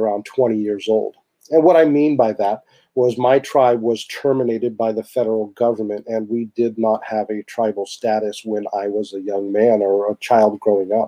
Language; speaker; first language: English; native; English